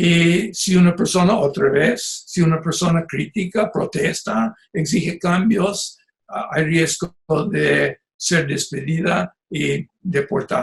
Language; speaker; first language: Spanish; non-native, fluent; English